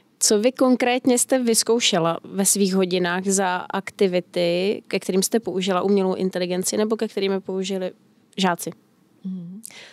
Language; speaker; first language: Czech; native; Czech